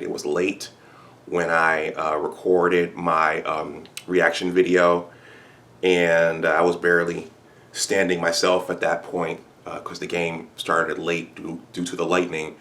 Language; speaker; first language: English; native; English